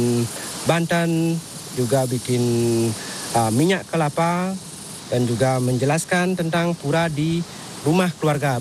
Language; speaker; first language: Indonesian; non-native, local second language; Balinese